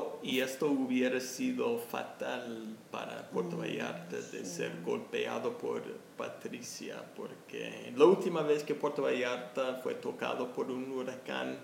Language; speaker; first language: Spanish; non-native, fluent; English